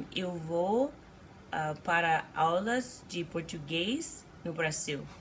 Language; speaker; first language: Portuguese; non-native, learner; English